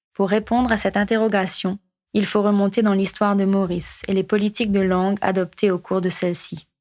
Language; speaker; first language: French; non-native, local second language; Morisyen